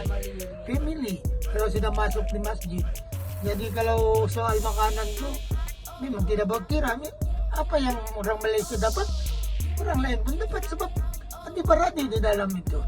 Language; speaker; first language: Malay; non-native, local second language; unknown